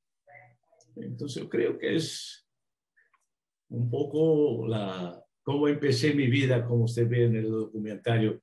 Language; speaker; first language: Spanish; non-native, fluent; Portuguese